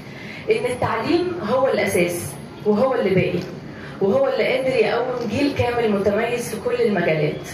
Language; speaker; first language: Arabic; native; Arabic